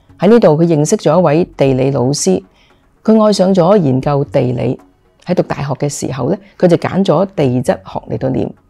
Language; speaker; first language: Chinese; non-native, local second language; Cantonese